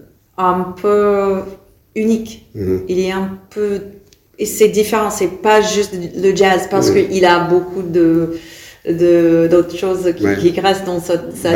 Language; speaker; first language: French; non-native, fluent; English